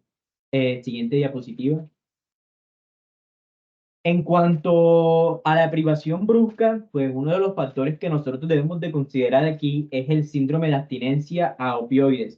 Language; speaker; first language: Spanish; native; Spanish